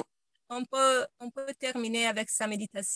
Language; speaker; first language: French; non-native, learner; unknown